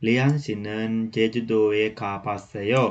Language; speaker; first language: Korean; non-native, learner; Sinhala